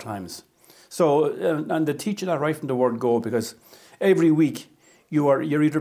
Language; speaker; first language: English; native; English